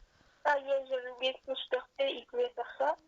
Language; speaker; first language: French; native; French